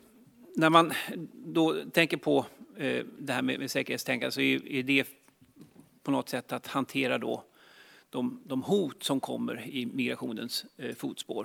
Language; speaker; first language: Swedish; native; Swedish